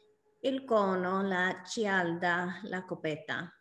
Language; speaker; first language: Italian; non-native, learner; English